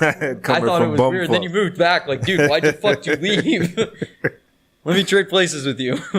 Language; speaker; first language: English; native; English